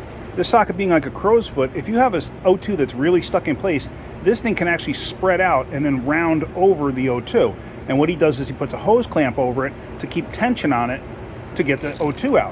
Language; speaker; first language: English; native; English